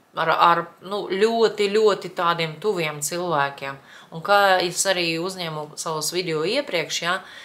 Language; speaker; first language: Latvian; non-native, local second language; Russian